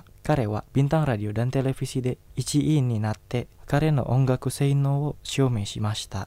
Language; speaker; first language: Japanese; non-native, learner; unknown